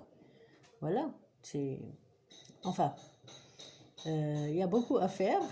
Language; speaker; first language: French; non-native, local second language; Kabyle